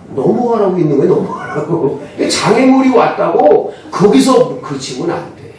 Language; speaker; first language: Korean; native; Korean